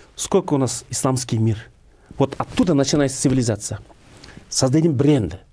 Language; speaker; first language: Russian; non-native, local second language; Kyrgyz